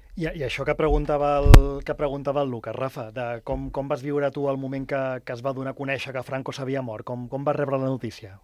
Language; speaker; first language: Catalan; native; Catalan